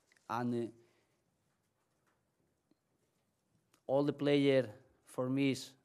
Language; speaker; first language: English; non-native, learner; Spanish